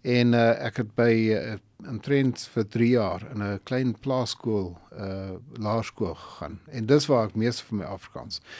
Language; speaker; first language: Afrikaans; non-native, local second language; English